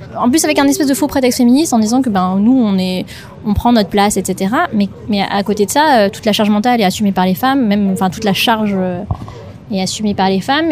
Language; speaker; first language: French; native; French